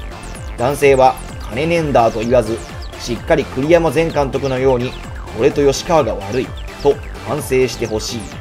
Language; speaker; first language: Japanese; native; Japanese